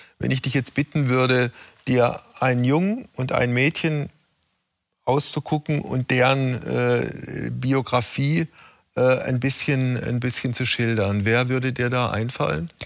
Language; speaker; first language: German; native; German